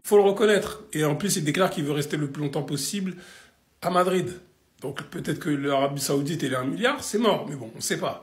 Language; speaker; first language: French; native; French